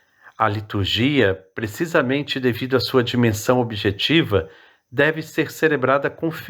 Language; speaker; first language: Portuguese; native; Portuguese